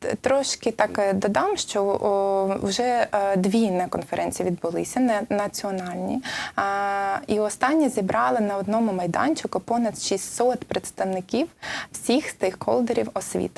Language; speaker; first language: Ukrainian; native; Ukrainian